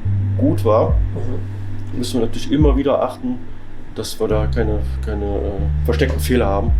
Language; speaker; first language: German; native; German